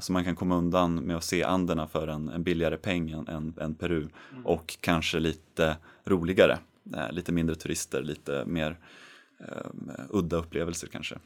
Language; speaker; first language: Swedish; native; Swedish